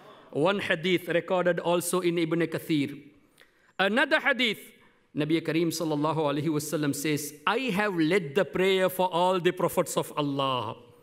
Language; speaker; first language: English; non-native, local second language; Memoni